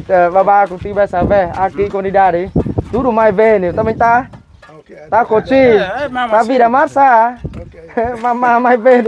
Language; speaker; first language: Portuguese; non-native, learner; Vietnamese